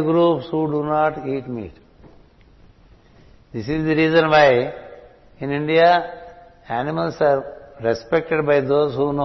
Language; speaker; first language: English; non-native, local second language; Telugu